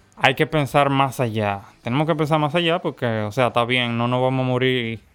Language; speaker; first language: Spanish; native; Spanish